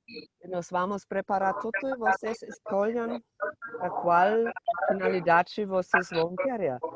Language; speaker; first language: Portuguese; non-native, fluent; German